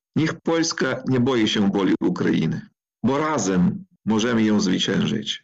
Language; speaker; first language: Polish; non-native, fluent; Ukrainian